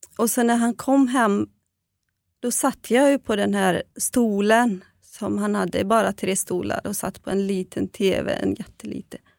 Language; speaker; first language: Swedish; non-native, fluent; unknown